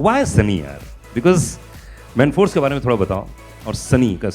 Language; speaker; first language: Hindi; native; Hindi